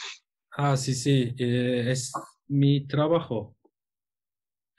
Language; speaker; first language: Spanish; non-native, learner; Turkish